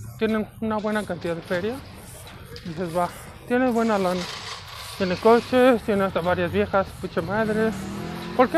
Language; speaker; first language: Spanish; native; Spanish